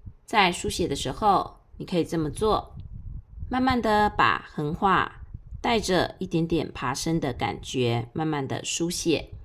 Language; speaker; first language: Chinese; native; Chinese